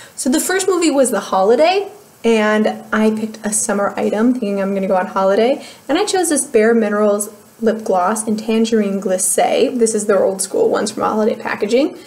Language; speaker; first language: English; native; English